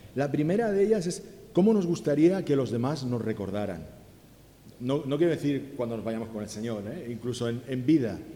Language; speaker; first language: Spanish; native; Spanish